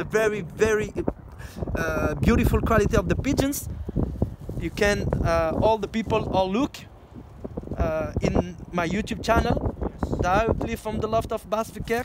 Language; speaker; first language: English; non-native, learner; French